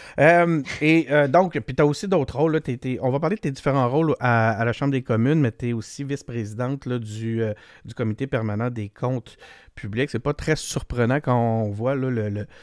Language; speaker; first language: French; native; French